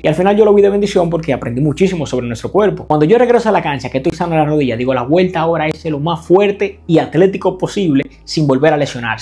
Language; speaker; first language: Spanish; native; Spanish